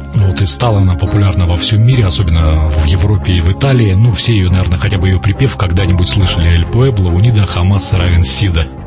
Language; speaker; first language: Russian; native; Russian